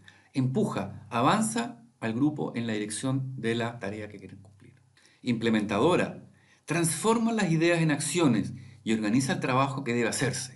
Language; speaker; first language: Spanish; native; Spanish